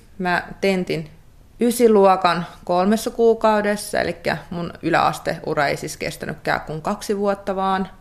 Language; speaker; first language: Finnish; early bilingual, other home language; Russian